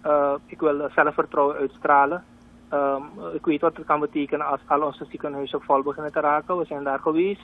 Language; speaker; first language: Dutch; native; Dutch